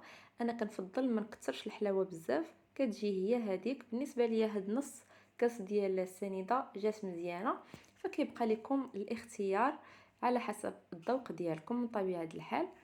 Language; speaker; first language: Arabic; native; Arabic